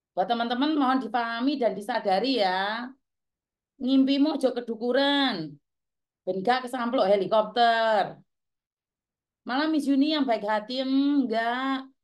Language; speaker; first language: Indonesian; non-native, local second language; Javanese